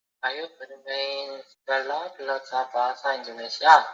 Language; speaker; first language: Indonesian; non-native, learner; Korean